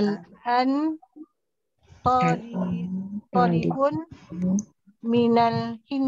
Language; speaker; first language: Arabic; non-native, learner; Malay